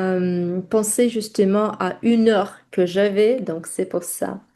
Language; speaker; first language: French; non-native, fluent; Russian